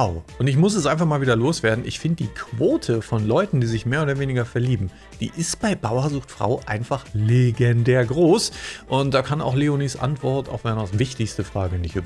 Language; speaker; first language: German; native; German